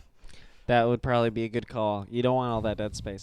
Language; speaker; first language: English; native; English